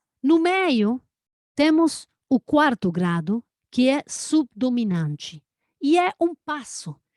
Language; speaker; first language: Portuguese; non-native, learner; Spanish